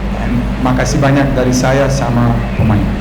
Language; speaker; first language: Indonesian; non-native, fluent; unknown